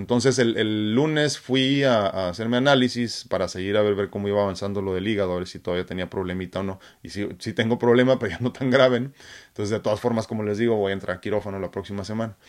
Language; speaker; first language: Spanish; native; Spanish